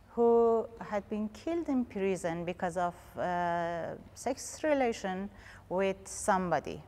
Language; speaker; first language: English; non-native, learner; Persian